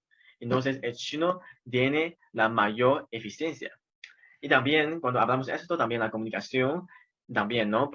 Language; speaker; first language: Spanish; non-native, fluent; Chinese